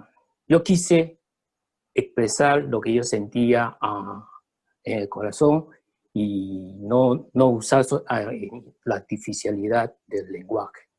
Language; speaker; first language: Spanish; early bilingual, other home language; Chinese